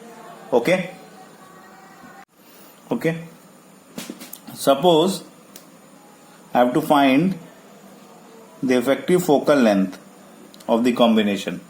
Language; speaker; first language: English; non-native, local second language; Hindi